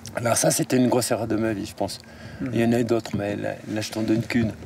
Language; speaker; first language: French; native; French